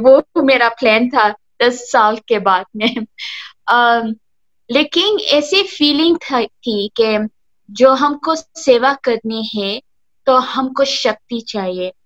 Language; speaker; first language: Hindi; early bilingual, heritage; Hindi